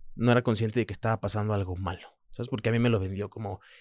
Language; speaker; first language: Spanish; early bilingual, other home language; French